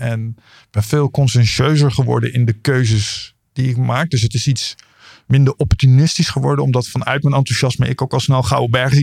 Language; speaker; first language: Dutch; native; Dutch